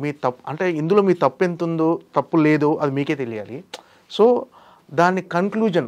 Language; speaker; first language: Telugu; native; Telugu